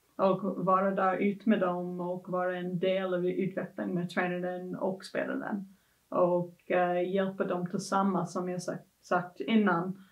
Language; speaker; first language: Swedish; non-native, fluent; English